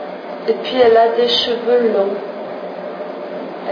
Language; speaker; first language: French; non-native, fluent; English